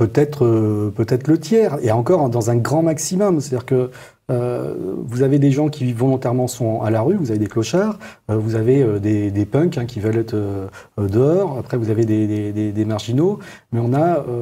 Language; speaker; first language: French; native; French